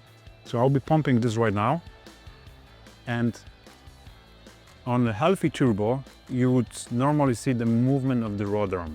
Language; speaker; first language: English; non-native, fluent; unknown